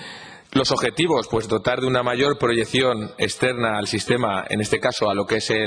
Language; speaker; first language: Spanish; native; Spanish